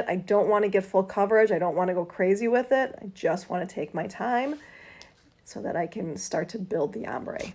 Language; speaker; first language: English; native; English